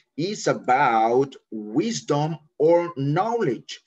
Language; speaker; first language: English; non-native, fluent; Spanish